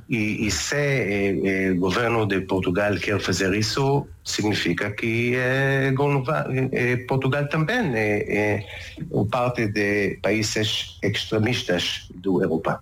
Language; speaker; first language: Portuguese; non-native, learner; Hebrew